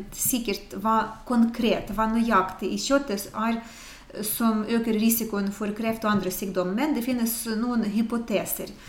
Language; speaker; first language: Norwegian; non-native, fluent; Ukrainian